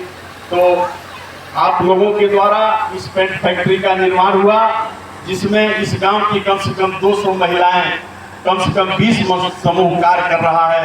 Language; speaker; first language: Hindi; native; Hindi